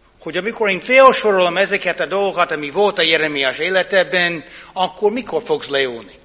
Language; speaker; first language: Hungarian; non-native, fluent; English